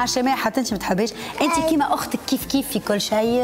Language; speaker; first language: Arabic; native; Arabic